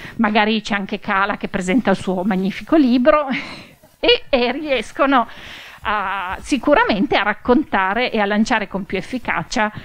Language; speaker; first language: Italian; native; Italian